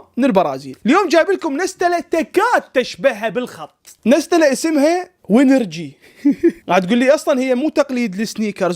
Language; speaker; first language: Arabic; native; Arabic